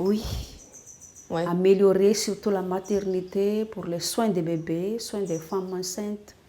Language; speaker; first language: French; non-native, local second language; Malagasy